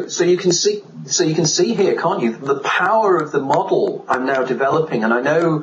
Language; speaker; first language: English; native; English